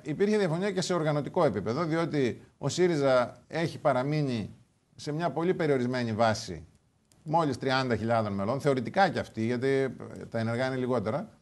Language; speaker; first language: Greek; native; Greek